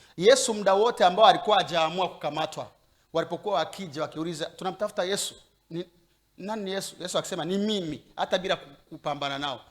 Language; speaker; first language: Swahili; native; Swahili